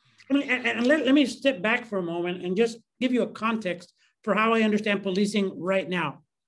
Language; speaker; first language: English; early bilingual, other home language; Spanish